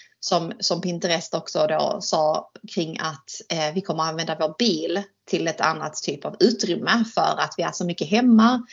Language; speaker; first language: Swedish; native; Swedish